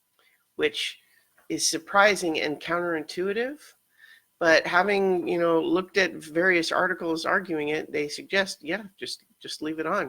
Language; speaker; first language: English; native; English